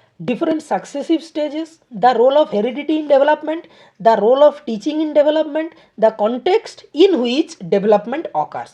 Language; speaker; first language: English; non-native, local second language; Bangla